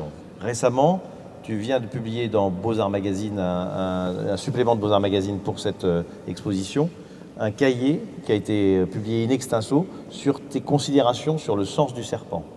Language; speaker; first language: French; native; French